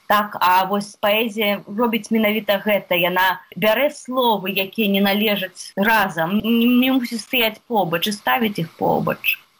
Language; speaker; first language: Belarusian; native; Belarusian